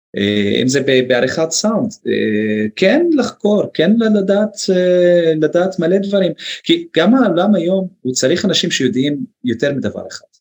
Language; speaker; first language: Hebrew; non-native, local second language; Arabic